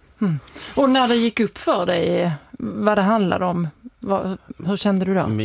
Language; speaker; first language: Swedish; native; Swedish